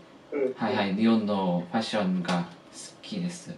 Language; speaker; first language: Japanese; non-native, fluent; Korean